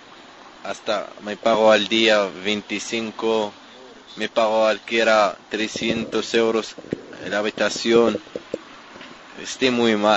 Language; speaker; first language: Spanish; non-native, learner; Arabic